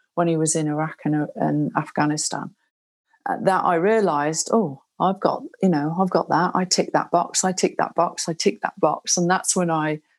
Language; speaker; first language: English; native; English